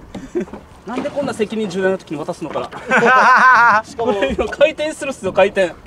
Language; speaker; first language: Japanese; native; Japanese